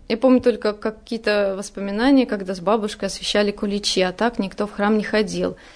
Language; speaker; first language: Russian; native; Russian